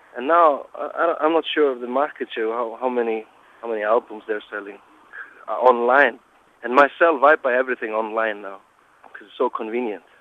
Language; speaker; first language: English; non-native, fluent; Icelandic